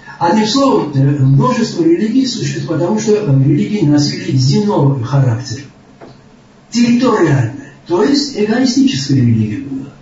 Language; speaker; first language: Russian; non-native, local second language; Georgian